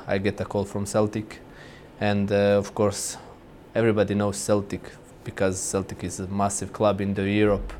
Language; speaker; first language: English; non-native, fluent; Croatian